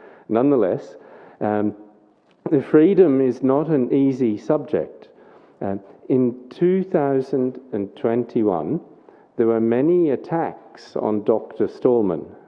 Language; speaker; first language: English; native; English